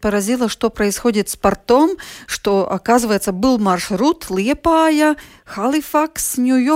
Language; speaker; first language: Russian; native; Russian